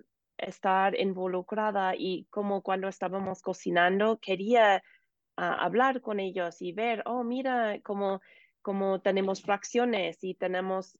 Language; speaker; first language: Spanish; non-native, fluent; English